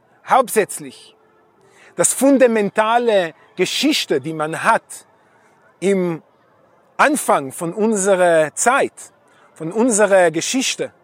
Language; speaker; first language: German; non-native, fluent; Hebrew